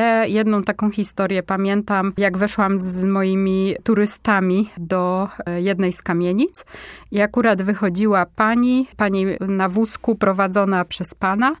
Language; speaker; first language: Polish; native; Polish